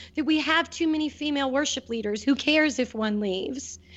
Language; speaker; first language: English; native; English